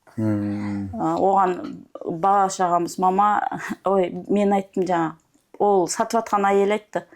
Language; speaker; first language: Kazakh; native; Kazakh